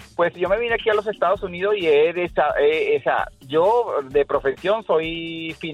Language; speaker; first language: Spanish; native; Spanish